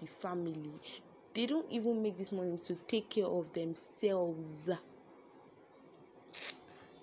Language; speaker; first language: English; non-native, local second language; Yoruba